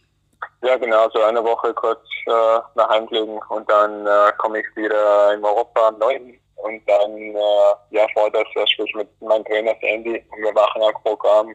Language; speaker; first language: German; non-native, fluent; English